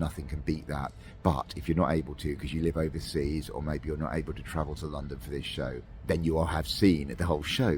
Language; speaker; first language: English; native; English